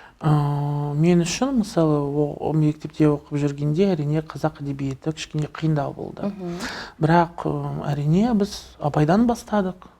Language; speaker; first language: Kazakh; non-native, local second language; Russian